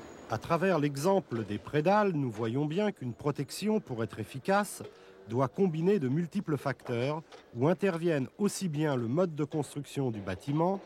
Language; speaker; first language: French; native; French